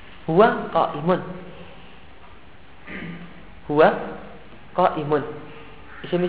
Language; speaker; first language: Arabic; non-native, fluent; Indonesian